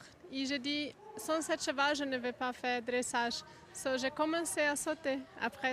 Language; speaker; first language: French; non-native, learner; Portuguese